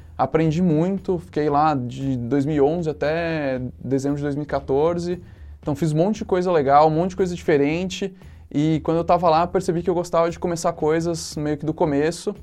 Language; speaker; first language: Portuguese; native; Portuguese